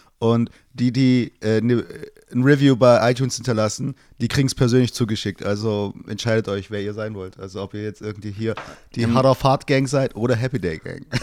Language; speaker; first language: German; early bilingual, other home language; Turkish